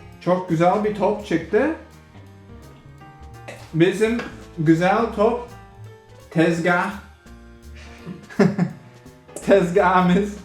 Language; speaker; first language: Turkish; non-native, learner; English